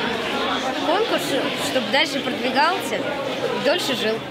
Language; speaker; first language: Russian; native; Russian